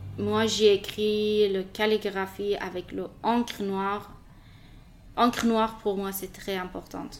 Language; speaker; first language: French; non-native, learner; Persian